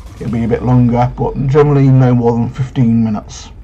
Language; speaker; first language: English; native; English